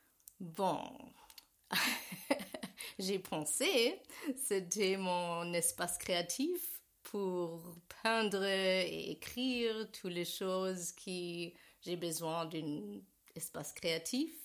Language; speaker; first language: French; non-native, learner; German